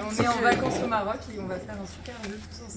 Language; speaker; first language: French; native; French